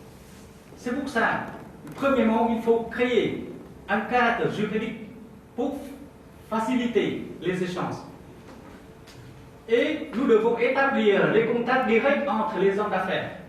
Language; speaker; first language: French; non-native, fluent; Vietnamese